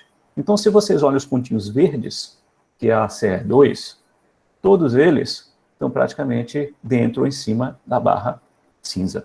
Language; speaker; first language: Portuguese; native; Portuguese